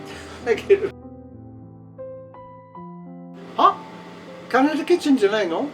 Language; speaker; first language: Japanese; non-native, learner; English